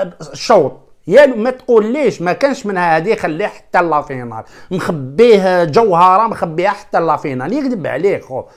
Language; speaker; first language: Arabic; native; Arabic